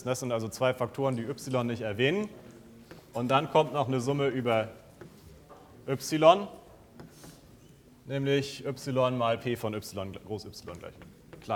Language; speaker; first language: German; native; German